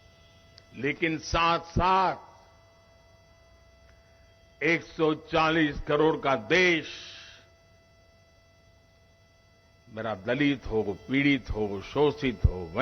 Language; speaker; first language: Hindi; non-native, local second language; Gujarati